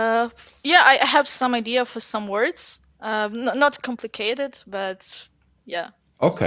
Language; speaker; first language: English; non-native, fluent; Ukrainian